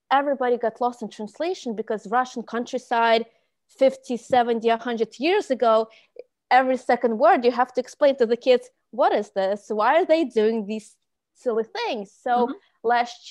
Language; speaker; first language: English; non-native, fluent; Russian